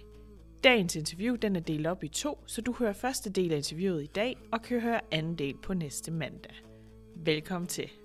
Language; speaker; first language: Danish; native; Danish